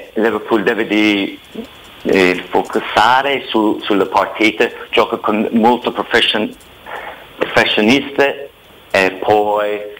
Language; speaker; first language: Italian; non-native, fluent; English